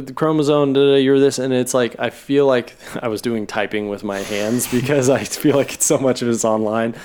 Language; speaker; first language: English; native; English